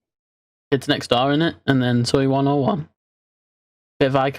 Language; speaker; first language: English; native; English